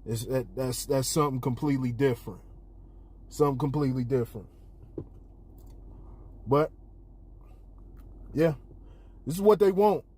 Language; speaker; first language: English; native; English